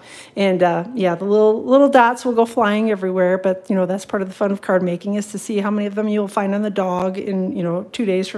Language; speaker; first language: English; native; English